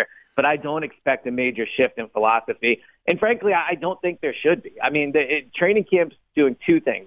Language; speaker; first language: English; native; English